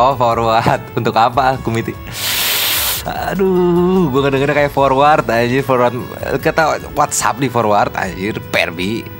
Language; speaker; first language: Indonesian; native; Indonesian